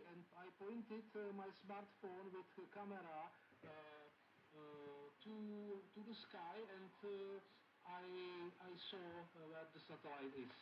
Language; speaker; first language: English; non-native, learner; Czech